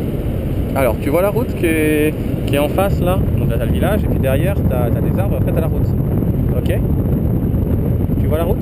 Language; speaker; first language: French; native; French